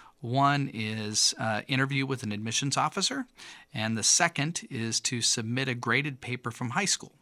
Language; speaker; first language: English; native; English